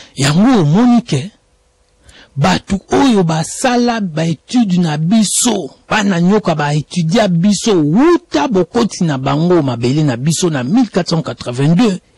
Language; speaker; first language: Lingala; non-native, local second language; Kongo